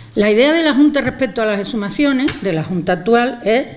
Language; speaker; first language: Spanish; native; Spanish